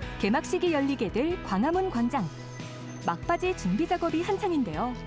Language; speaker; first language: Korean; native; Korean